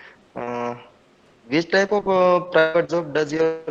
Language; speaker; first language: English; non-native, learner; Hindi